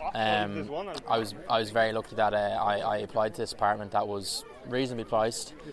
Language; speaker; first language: English; native; English